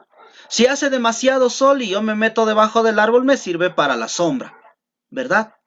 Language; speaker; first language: Spanish; native; Spanish